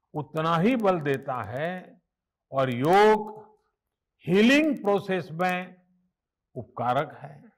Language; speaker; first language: Hindi; non-native, local second language; Gujarati